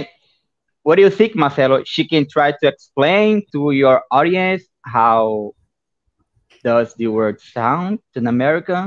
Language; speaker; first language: English; non-native, fluent; Portuguese